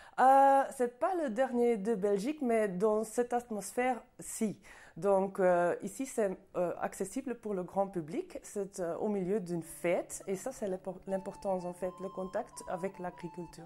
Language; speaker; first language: French; non-native, local second language; Dutch